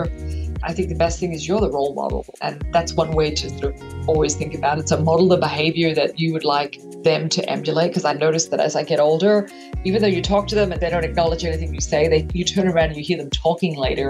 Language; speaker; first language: English; native; English